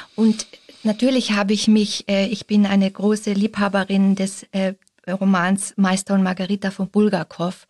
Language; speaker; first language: German; native; German